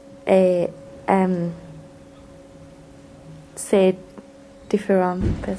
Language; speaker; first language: French; non-native, learner; English